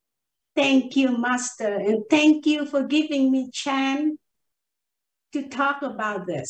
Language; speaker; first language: English; non-native, learner; Vietnamese